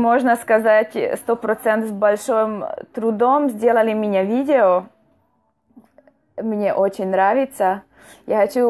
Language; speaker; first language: Russian; non-native, fluent; Hungarian